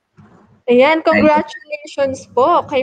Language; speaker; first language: Filipino; native; Filipino